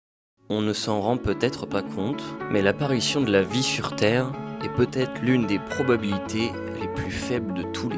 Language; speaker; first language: French; native; French